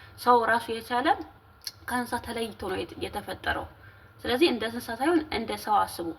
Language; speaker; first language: Amharic; native; Amharic